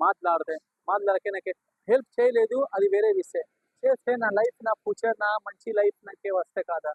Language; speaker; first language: Telugu; non-native, learner; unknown